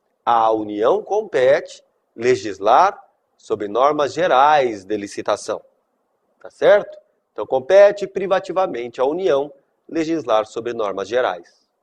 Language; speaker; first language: Portuguese; native; Portuguese